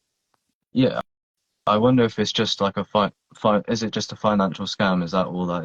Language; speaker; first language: English; native; English